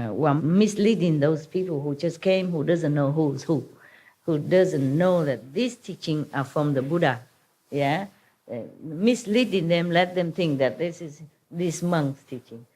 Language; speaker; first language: English; non-native, fluent; Vietnamese